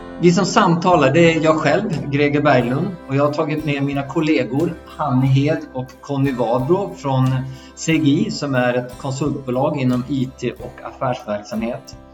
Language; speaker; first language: Swedish; native; Swedish